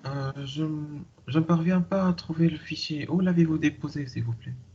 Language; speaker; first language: French; non-native, local second language; Arabic